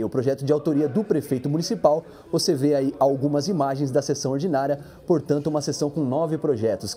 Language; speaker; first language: Portuguese; native; Portuguese